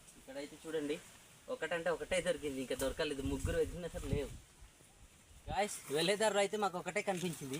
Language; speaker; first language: Telugu; non-native, local second language; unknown